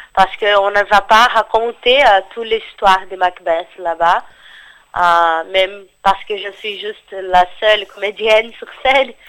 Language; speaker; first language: French; non-native, fluent; Portuguese